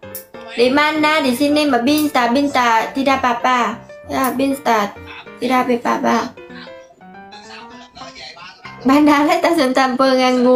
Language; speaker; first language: Indonesian; non-native, learner; Vietnamese